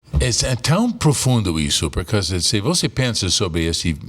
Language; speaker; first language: Portuguese; non-native, fluent; English